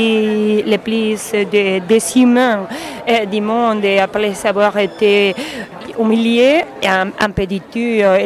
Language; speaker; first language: French; non-native, learner; Spanish